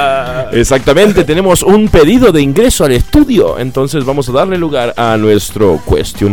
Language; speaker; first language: Spanish; native; Spanish